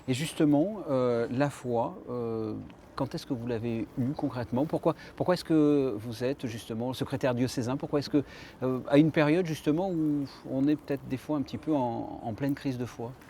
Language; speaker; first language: French; native; French